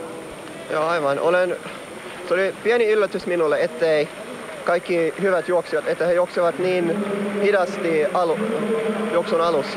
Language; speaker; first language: Finnish; non-native, local second language; Swedish